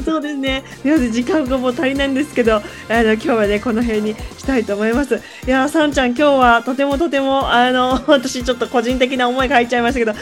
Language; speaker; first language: Japanese; native; Japanese